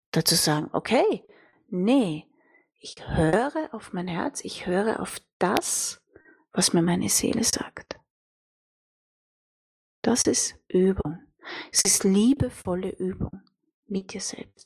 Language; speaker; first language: German; native; German